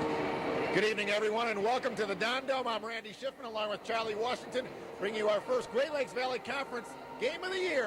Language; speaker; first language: English; native; English